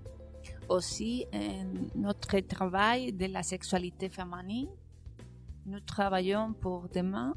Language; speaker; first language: French; non-native, learner; Spanish